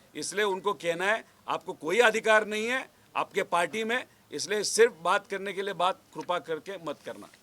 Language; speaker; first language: Hindi; non-native, local second language; Marathi